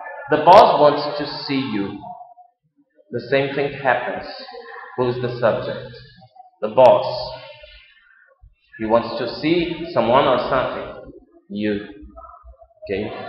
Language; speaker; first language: English; non-native, fluent; Portuguese